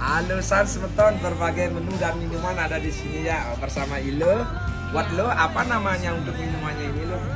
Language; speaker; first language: Indonesian; non-native, local second language; Balinese